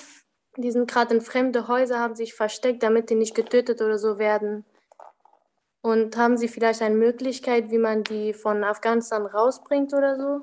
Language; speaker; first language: German; early bilingual, other home language; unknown